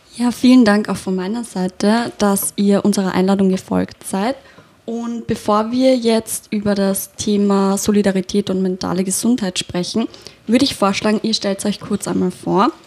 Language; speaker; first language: German; native; German